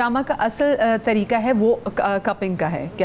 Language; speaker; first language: Urdu; native; Urdu